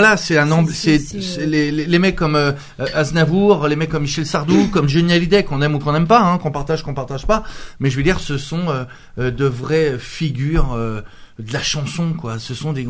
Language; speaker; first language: French; native; French